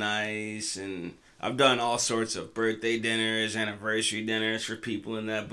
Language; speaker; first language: English; native; English